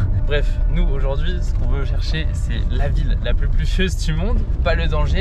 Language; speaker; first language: French; native; French